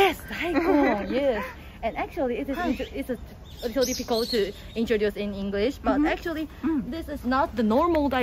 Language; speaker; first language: English; non-native, fluent; Chinese